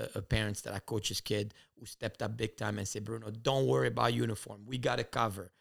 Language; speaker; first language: English; early bilingual, other home language; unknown